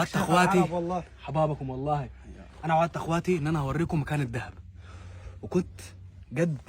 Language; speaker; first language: Arabic; native; Arabic